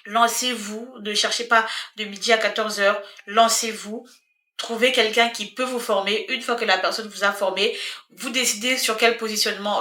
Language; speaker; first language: French; native; French